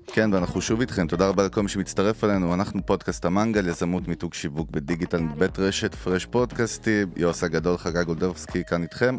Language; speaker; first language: Hebrew; native; Hebrew